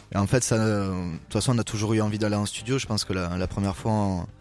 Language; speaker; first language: French; native; French